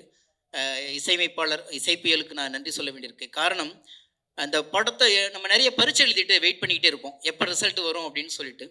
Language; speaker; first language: Tamil; native; Tamil